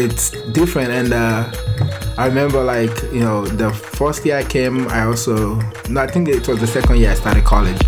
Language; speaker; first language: English; non-native, local second language; Yoruba